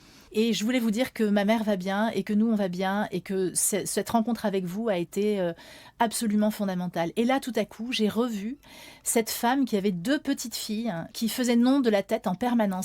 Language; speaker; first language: French; native; French